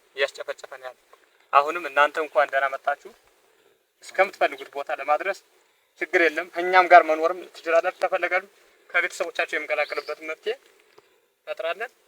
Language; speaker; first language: Amharic; native; Amharic